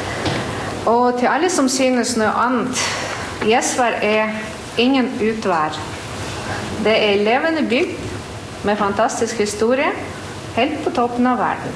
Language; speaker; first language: Norwegian; non-native, fluent; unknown